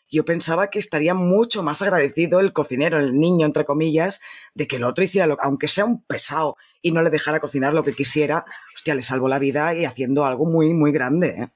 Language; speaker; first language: Spanish; native; Spanish